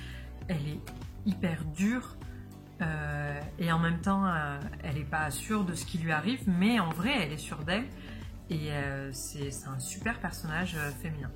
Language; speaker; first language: French; native; French